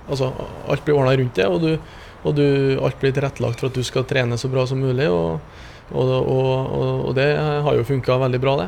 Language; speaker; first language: Norwegian; native; Norwegian